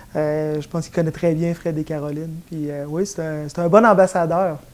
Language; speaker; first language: French; native; French